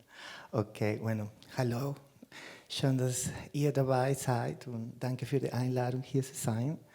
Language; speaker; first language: German; non-native, fluent; Spanish